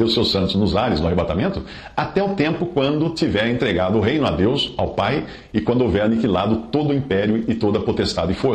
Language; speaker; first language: Portuguese; native; Portuguese